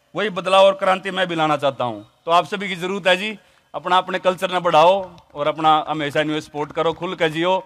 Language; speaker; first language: Hindi; native; Hindi